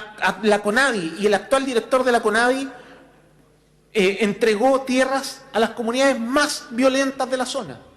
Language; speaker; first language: Spanish; native; Spanish